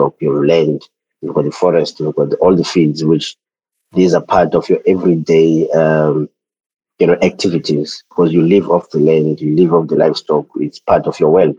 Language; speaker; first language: English; non-native, local second language; Xhosa